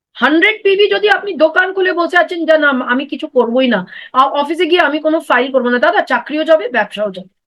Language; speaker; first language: Bangla; non-native, local second language; Hindi